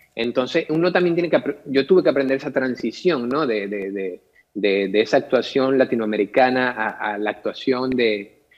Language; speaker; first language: Spanish; native; Spanish